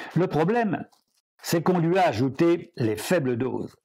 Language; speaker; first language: French; native; French